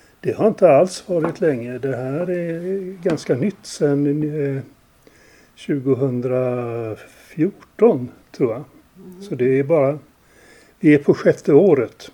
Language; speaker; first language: Swedish; native; Swedish